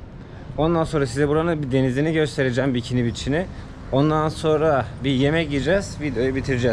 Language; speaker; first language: Turkish; native; Turkish